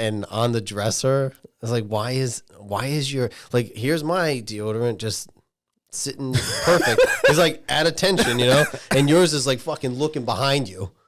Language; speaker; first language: English; native; English